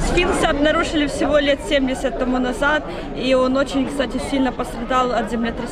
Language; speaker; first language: Russian; native; Russian